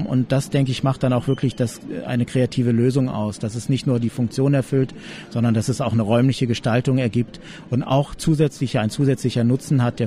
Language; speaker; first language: German; native; German